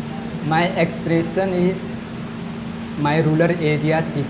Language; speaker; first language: English; non-native, learner; Hindi